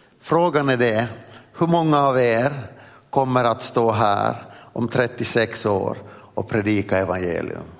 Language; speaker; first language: Swedish; native; Swedish